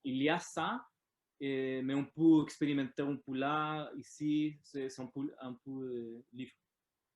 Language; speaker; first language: French; non-native, learner; Spanish